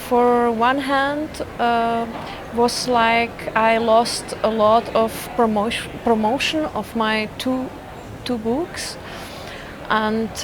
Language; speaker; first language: English; non-native, fluent; Czech